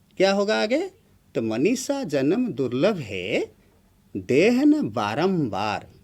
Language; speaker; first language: Hindi; non-native, local second language; Odia